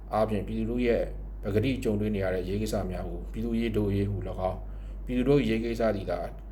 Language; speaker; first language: Burmese; non-native, local second language; Hakha Chin